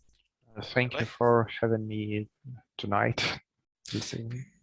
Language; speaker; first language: English; non-native, learner; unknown